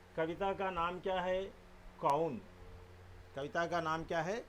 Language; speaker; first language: Hindi; non-native, local second language; Telugu